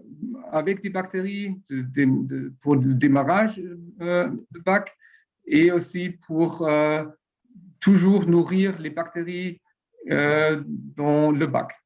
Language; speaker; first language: French; non-native, learner; German